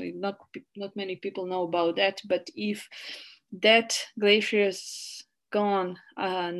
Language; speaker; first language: English; non-native, learner; Bosnian